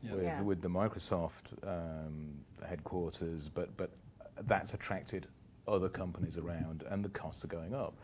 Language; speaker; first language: English; native; English